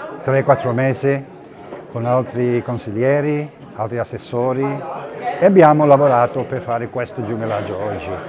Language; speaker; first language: Italian; early bilingual, heritage; Italian